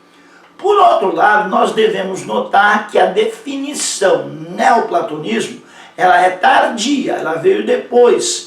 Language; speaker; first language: Portuguese; native; Portuguese